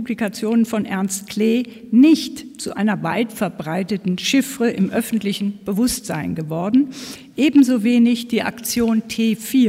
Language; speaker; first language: German; native; German